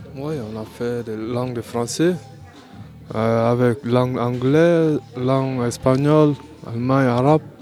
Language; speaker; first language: French; non-native, learner; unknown